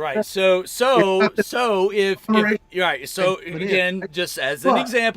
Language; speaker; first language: English; native; English